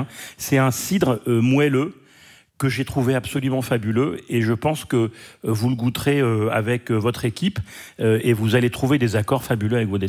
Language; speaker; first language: French; native; French